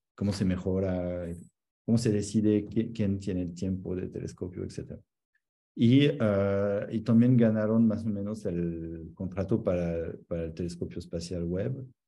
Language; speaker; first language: Spanish; non-native, fluent; French